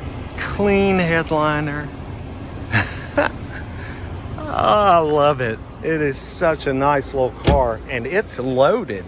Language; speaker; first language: English; native; English